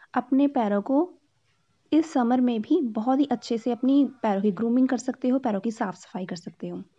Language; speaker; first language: Hindi; non-native, local second language; Punjabi